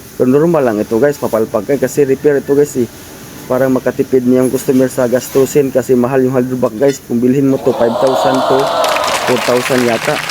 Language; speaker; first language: Filipino; non-native, local second language; Cebuano